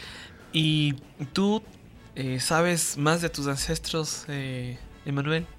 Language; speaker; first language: Spanish; native; Spanish